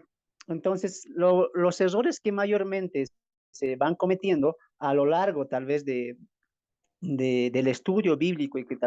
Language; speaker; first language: Spanish; native; Spanish